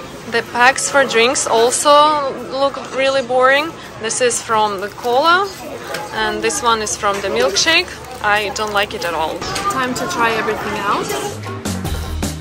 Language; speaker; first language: English; non-native, fluent; Russian